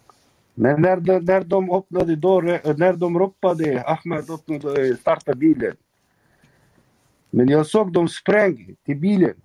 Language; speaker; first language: Swedish; non-native, local second language; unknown